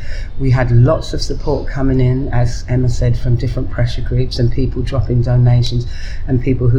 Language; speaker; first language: English; native; English